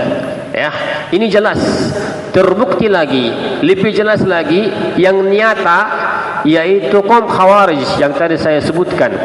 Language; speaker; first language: Indonesian; non-native, fluent; Arabic